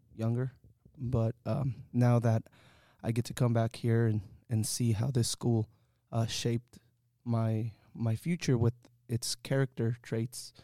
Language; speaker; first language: English; early bilingual, other home language; Spanish